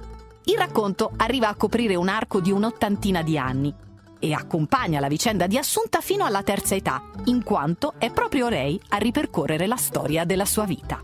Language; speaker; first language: Italian; native; Italian